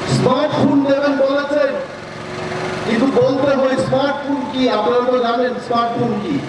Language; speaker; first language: Bangla; non-native, local second language; Kok Borok